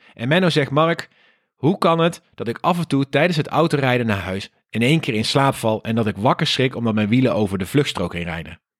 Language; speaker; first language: Dutch; native; Dutch